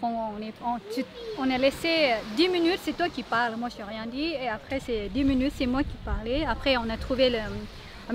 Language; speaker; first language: French; non-native, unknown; Thai